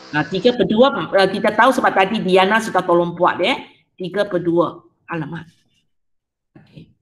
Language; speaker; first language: Malay; non-native, local second language; Chinese